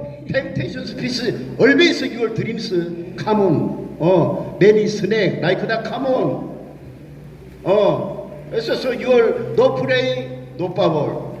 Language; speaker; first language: English; non-native, learner; Korean